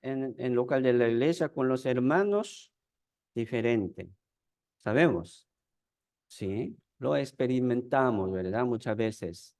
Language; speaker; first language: Spanish; non-native, fluent; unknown